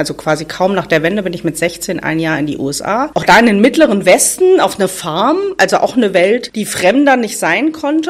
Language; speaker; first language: German; native; German